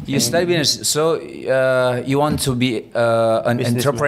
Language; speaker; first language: English; non-native, learner; Indonesian